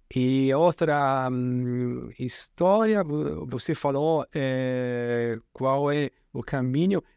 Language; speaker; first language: Portuguese; non-native, fluent; Italian